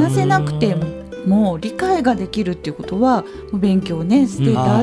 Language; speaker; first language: Japanese; native; Japanese